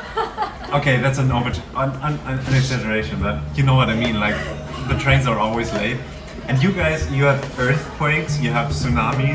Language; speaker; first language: English; non-native, fluent; German